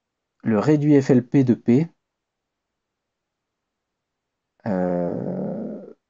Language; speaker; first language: French; native; French